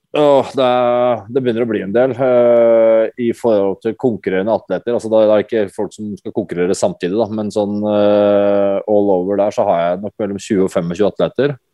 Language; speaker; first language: Norwegian; native; Norwegian